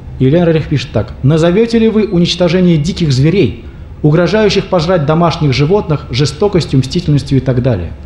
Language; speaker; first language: Russian; native; Russian